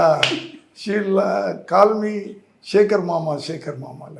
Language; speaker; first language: Telugu; non-native, learner; Tamil